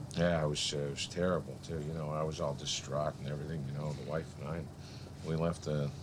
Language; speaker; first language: English; native; English